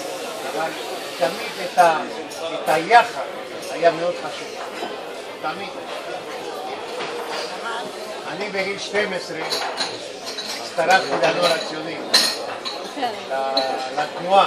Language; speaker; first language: Hebrew; non-native, fluent; Spanish